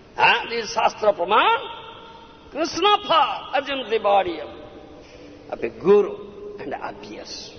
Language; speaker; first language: English; non-native, local second language; Odia